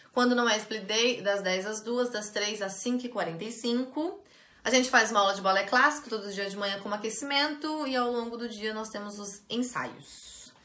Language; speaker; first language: Portuguese; native; Portuguese